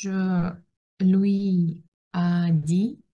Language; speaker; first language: French; non-native, learner; Russian